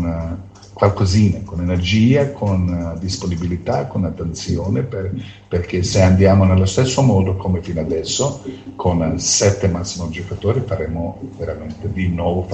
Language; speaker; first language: Italian; non-native, fluent; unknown